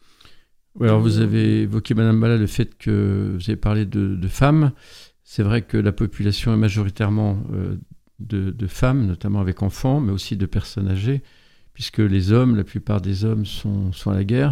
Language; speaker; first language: French; native; French